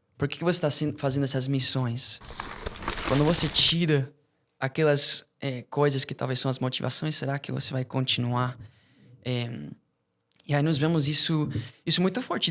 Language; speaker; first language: Portuguese; non-native, fluent; English